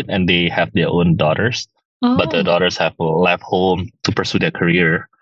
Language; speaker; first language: English; early bilingual, other home language; Indonesian